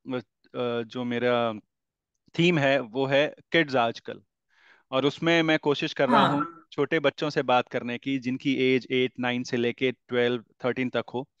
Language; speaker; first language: Hindi; native; Hindi